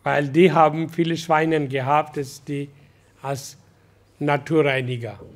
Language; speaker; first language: German; non-native, learner; Hindi